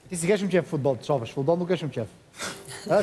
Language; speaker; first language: Albanian; native; Albanian